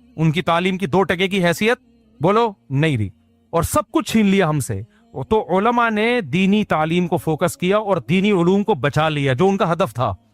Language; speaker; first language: Urdu; native; Urdu